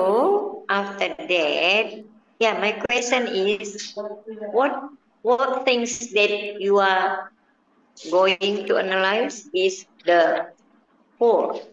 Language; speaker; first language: English; non-native, fluent; Indonesian